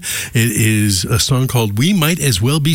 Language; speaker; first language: English; native; English